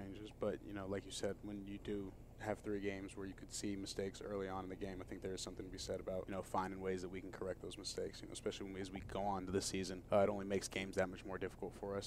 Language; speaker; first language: English; native; English